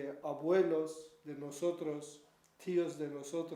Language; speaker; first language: Spanish; non-native, learner; Kurdish